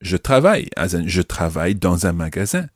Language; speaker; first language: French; non-native, fluent; English